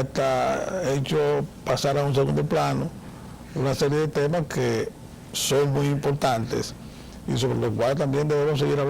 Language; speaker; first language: Spanish; native; Spanish